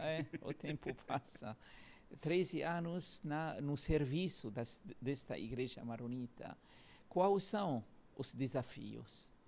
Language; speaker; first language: Portuguese; non-native, fluent; Arabic